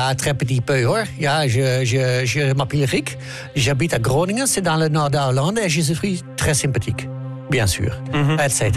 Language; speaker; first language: French; non-native, learner; Dutch